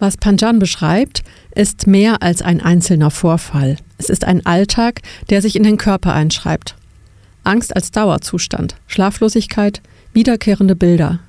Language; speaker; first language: German; native; German